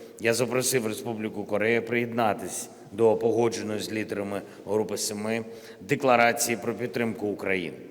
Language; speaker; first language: Ukrainian; non-native, local second language; Russian